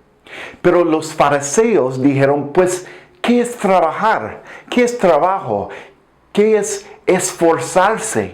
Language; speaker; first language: Spanish; non-native, fluent; English